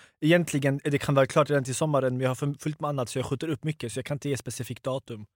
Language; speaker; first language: Swedish; early bilingual, other home language; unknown